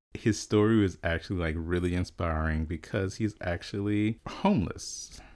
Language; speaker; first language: English; early bilingual, other home language; Yoruba